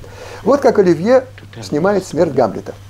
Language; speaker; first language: Russian; native; Russian